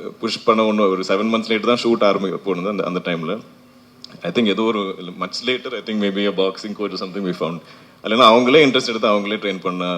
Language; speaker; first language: Tamil; non-native, fluent; Malayalam